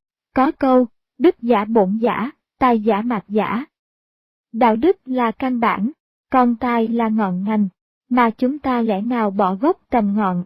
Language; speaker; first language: Vietnamese; native; Vietnamese